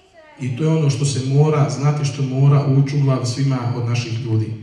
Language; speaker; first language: Bosnian; native; Bosnian